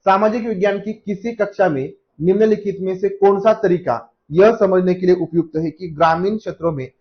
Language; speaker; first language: Hindi; non-native, local second language; Marathi